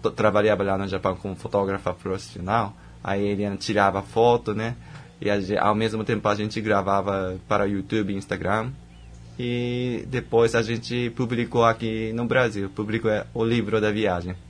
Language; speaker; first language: Portuguese; non-native, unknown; Japanese